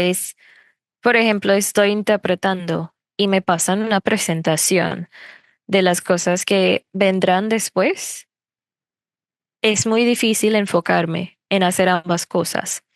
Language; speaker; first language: Spanish; non-native, fluent; English